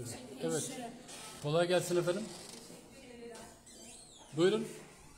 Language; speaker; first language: Turkish; native; Turkish